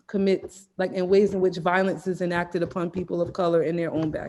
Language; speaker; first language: English; native; English